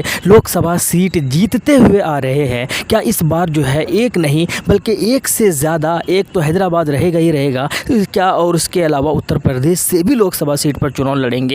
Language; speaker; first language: Hindi; native; Hindi